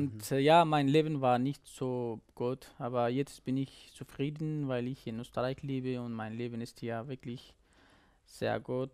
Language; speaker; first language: German; non-native, learner; Persian